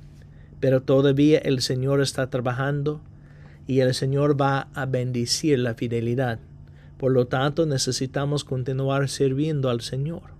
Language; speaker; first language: Spanish; non-native, fluent; English